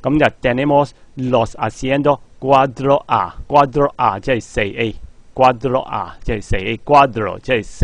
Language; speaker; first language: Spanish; non-native, fluent; Cantonese